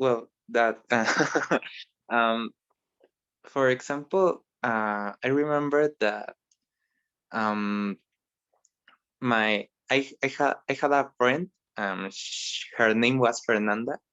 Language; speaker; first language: English; non-native, learner; Spanish